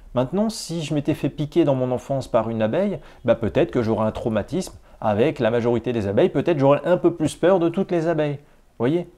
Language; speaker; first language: French; native; French